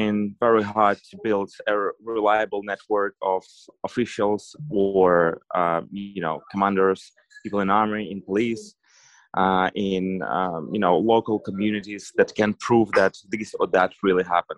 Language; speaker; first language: English; non-native, fluent; Ukrainian